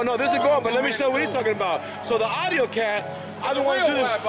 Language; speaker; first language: English; native; English